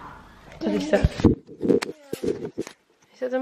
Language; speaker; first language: Dutch; native; Dutch